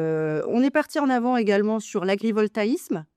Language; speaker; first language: French; native; French